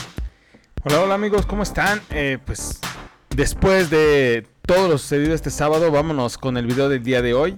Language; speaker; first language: Spanish; native; Spanish